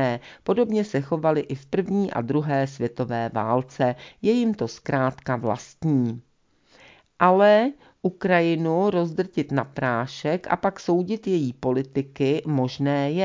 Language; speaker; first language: Czech; native; Czech